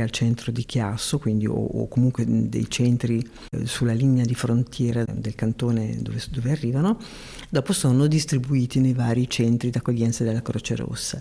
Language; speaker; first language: Italian; native; Italian